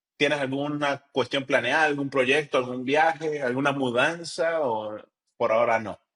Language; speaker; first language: Spanish; native; Spanish